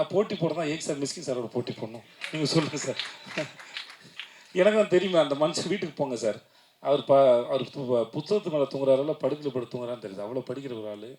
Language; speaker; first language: Tamil; native; Tamil